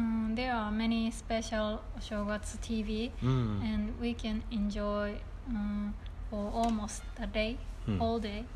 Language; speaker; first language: English; non-native, learner; Japanese